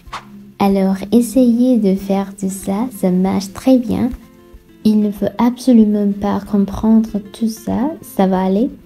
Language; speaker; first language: French; non-native, fluent; Sinhala